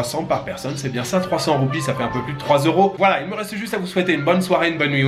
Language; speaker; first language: French; native; French